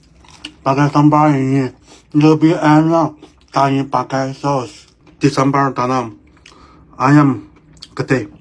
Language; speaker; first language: Indonesian; non-native, learner; Chinese